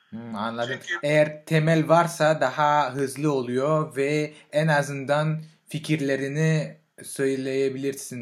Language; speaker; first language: Turkish; non-native, fluent; French